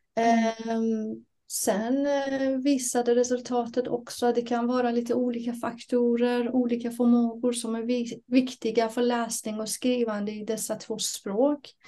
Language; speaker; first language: Swedish; non-native, fluent; Persian